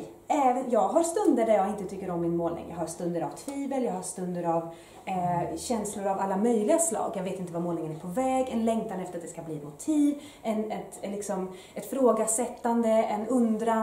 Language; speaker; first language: Swedish; early bilingual, other home language; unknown